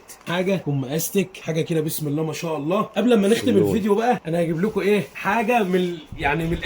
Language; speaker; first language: Arabic; native; Arabic